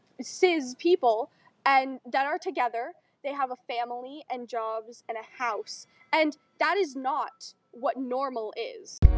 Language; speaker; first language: English; native; English